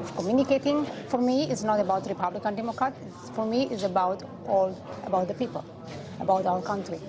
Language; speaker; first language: English; non-native, fluent; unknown